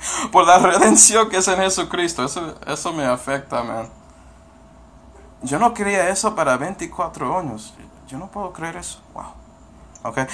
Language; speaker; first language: Spanish; non-native, fluent; English